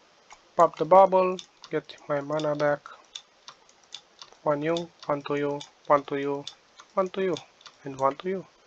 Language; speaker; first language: English; non-native, fluent; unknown